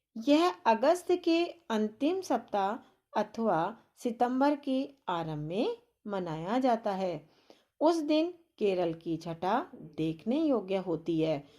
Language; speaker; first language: Hindi; native; Hindi